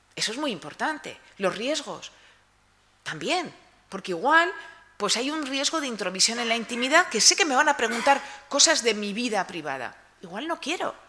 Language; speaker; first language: Spanish; native; Spanish